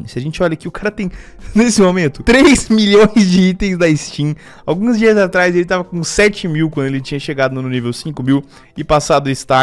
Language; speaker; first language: Portuguese; native; Portuguese